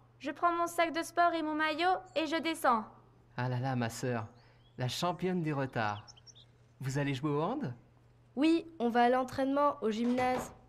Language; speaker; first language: French; non-native, fluent; Arabic